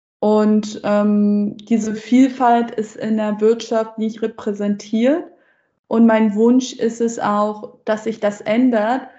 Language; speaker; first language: German; early bilingual, other home language; Persian